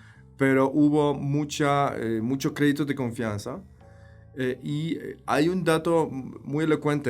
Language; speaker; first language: Spanish; non-native, fluent; Polish